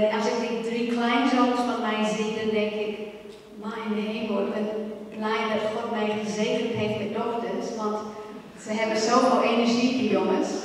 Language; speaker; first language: Dutch; non-native, fluent; English